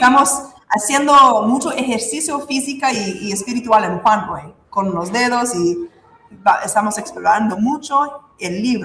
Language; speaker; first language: Spanish; non-native, fluent; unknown